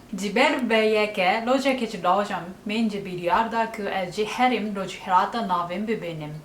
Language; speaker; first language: Kurdish; non-native, learner; Japanese